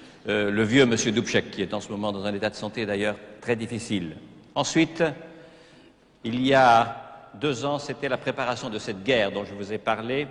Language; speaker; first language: French; native; French